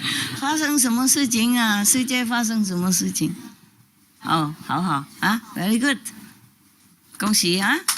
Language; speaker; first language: Chinese; non-native, fluent; Vietnamese